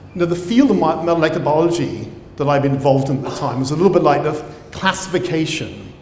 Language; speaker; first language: English; native; English